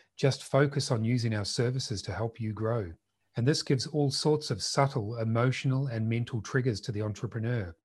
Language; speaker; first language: English; native; English